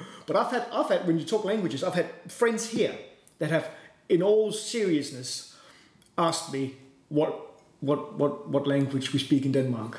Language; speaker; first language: English; non-native, fluent; Danish